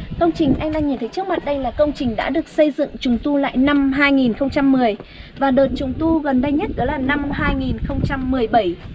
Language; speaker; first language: Vietnamese; non-native, local second language; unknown